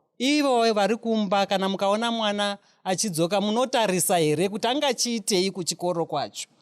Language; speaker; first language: Shona; non-native, local second language; North Ndebele